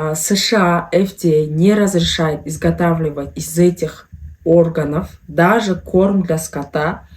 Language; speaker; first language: Russian; non-native, local second language; Kazakh